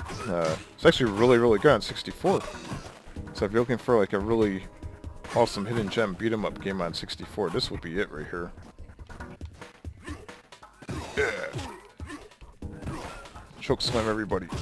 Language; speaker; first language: English; native; English